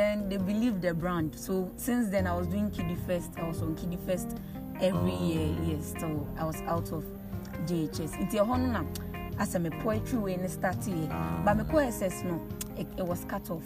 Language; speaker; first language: English; non-native, local second language; Akan